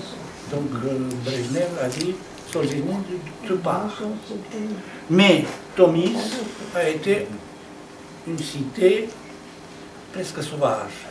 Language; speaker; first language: French; non-native, fluent; Romanian